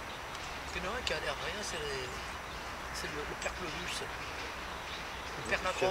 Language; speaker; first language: French; native; French